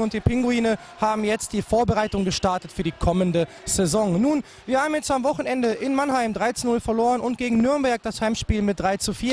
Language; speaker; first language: German; native; German